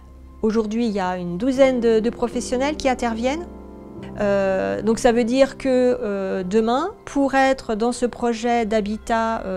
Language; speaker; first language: French; native; French